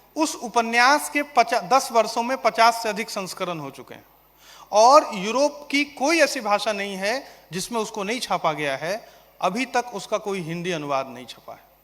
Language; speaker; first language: Hindi; non-native, local second language; Maithili